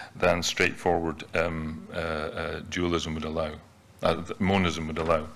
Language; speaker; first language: English; native; English